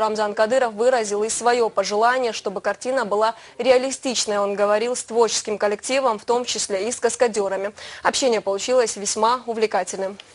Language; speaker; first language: Russian; native; Russian